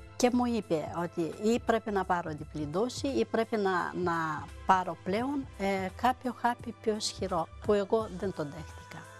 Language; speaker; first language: Greek; non-native, fluent; Romanian